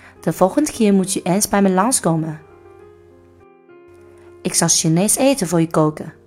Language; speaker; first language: Dutch; non-native, learner; Chinese